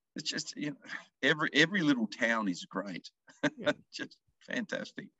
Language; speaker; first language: English; native; English